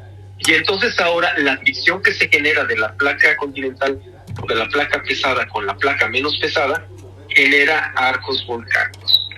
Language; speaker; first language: Spanish; native; Spanish